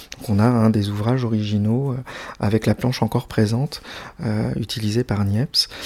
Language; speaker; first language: French; native; French